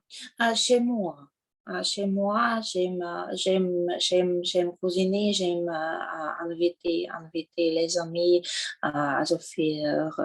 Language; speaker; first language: French; non-native, learner; Russian